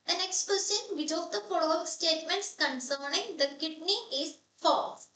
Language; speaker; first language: English; non-native, local second language; Malayalam